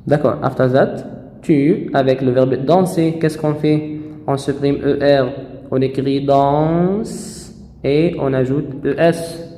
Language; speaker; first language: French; non-native, fluent; Arabic